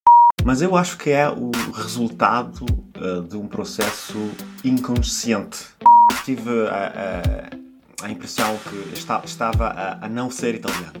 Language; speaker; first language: Portuguese; non-native, fluent; Italian